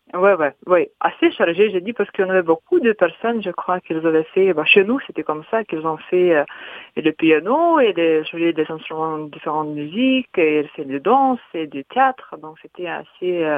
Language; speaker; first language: French; non-native, learner; Lithuanian